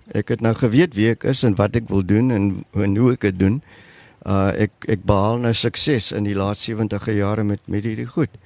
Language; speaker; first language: Afrikaans; non-native, local second language; English